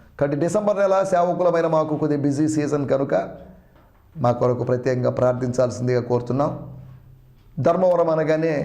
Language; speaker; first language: Telugu; non-native, local second language; Malayalam